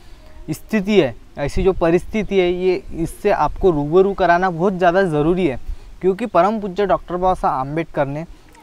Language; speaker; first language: Hindi; non-native, local second language; Marathi